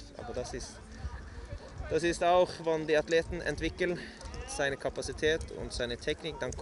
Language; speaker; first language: German; non-native, learner; Norwegian